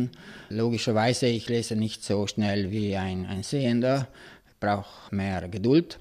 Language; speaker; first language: German; non-native, local second language; Italian